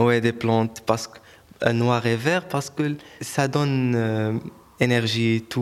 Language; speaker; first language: French; non-native, local second language; Arabic